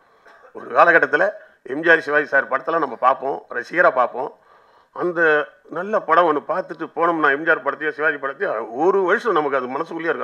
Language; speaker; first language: Tamil; native; Tamil